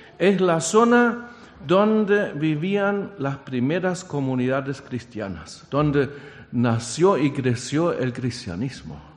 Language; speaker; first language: Spanish; non-native, fluent; German